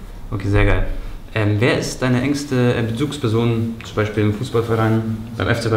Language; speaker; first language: German; native; German